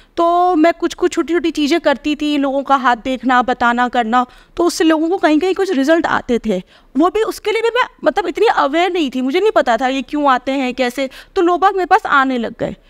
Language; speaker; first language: Hindi; native; Hindi